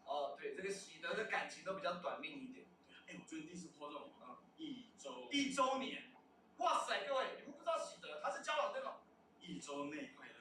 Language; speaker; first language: Chinese; native; Chinese